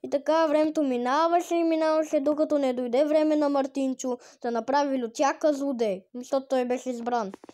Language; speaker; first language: Bulgarian; native; Bulgarian